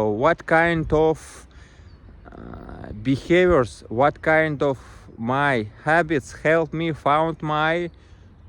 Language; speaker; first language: English; non-native, learner; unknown